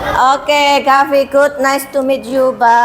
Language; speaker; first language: English; non-native, fluent; Indonesian